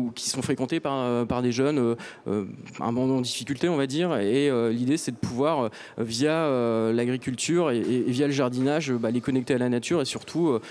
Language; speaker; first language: French; native; French